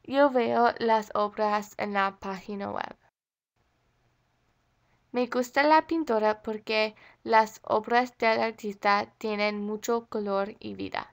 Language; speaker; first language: Spanish; non-native, learner; English